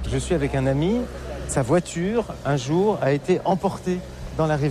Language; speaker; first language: French; native; French